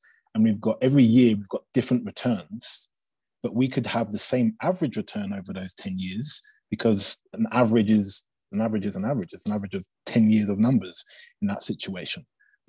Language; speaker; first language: English; native; English